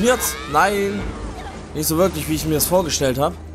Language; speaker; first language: German; native; German